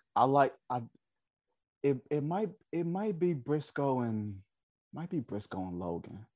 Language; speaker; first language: English; native; English